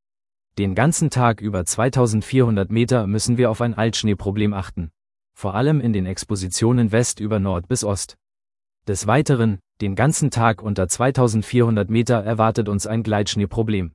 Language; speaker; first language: German; native; German